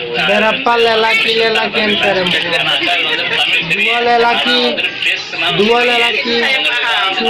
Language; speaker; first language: Indonesian; non-native, learner; Bangla